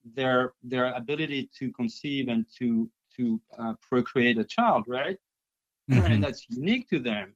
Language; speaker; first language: English; non-native, fluent; French